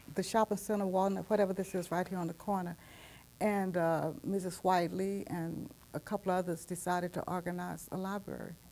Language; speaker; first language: English; native; English